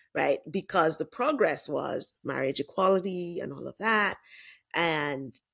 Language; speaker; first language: English; non-native, local second language; Yoruba